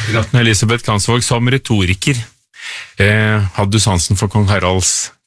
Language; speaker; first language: Norwegian; native; Norwegian